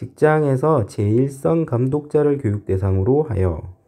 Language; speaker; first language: Korean; native; Korean